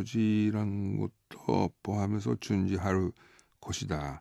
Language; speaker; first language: Korean; native; Korean